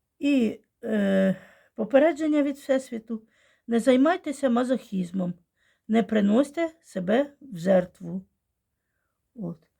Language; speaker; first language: Ukrainian; non-native, local second language; Russian